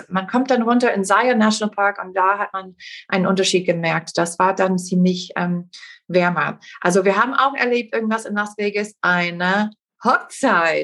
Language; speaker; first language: German; non-native, fluent; English